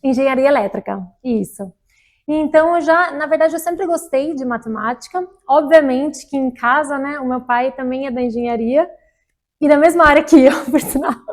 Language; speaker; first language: Portuguese; early bilingual, heritage; Portuguese